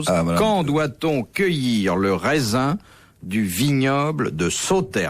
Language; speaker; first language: French; native; French